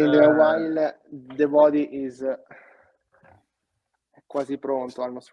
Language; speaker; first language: English; non-native, learner; Italian